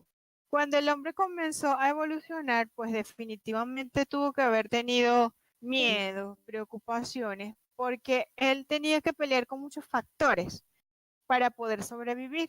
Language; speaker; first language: Spanish; native; Spanish